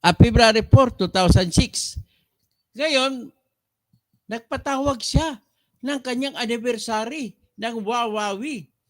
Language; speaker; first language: Filipino; non-native, local second language; Cebuano